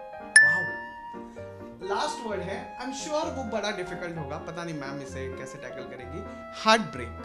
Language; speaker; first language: Hindi; native; Hindi